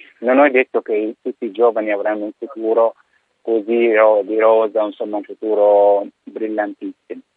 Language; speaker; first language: Italian; non-native, fluent; Arabic